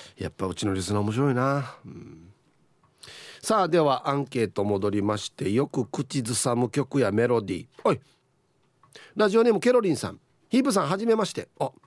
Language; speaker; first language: Japanese; native; Japanese